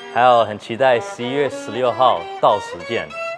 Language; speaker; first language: Chinese; early bilingual, heritage; Chinese